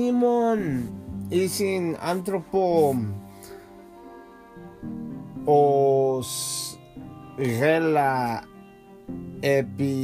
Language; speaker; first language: Greek; non-native, learner; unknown